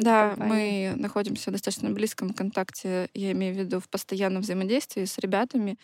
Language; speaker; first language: Russian; native; Russian